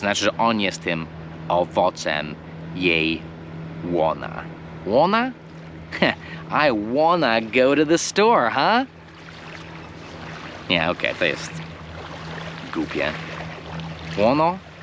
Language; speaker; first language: Polish; non-native, fluent; English